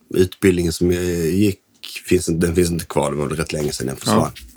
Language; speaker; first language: Swedish; native; Swedish